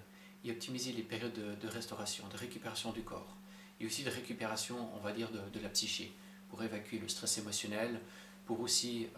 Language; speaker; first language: French; native; French